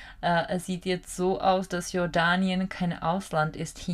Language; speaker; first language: German; non-native, fluent; Czech